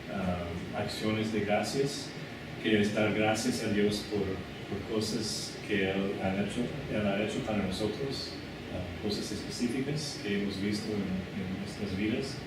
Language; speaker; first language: Spanish; non-native, fluent; English